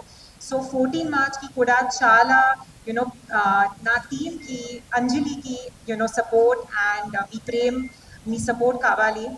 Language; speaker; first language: Telugu; non-native, local second language; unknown